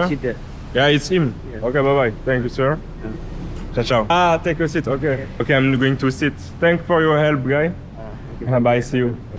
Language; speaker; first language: English; non-native, learner; French